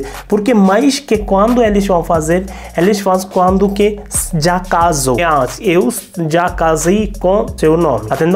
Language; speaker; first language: Portuguese; non-native, learner; Hindi